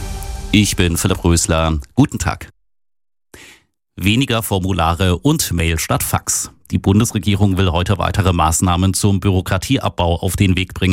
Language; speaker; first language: German; native; German